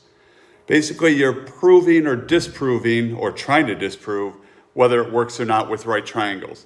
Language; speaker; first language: English; native; English